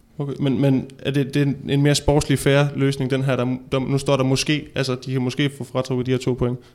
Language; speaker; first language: Danish; native; Danish